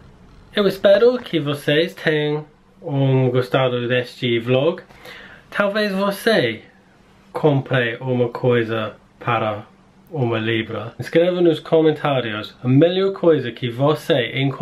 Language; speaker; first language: Portuguese; non-native, learner; English